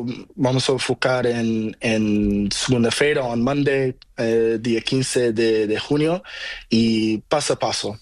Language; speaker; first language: Spanish; non-native, learner; Portuguese